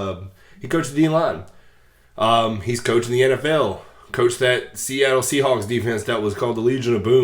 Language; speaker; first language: English; native; English